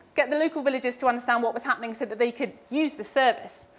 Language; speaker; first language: English; native; English